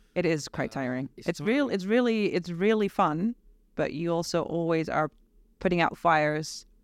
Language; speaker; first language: English; non-native, fluent; Dutch